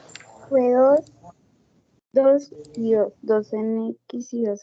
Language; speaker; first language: Spanish; native; Spanish